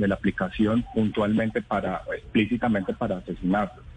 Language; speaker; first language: Spanish; native; Spanish